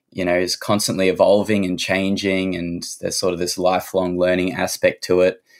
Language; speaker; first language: English; native; English